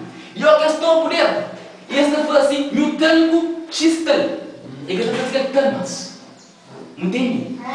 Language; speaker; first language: Portuguese; non-native, local second language; Kabuverdianu